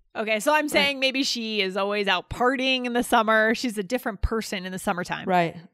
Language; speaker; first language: English; native; English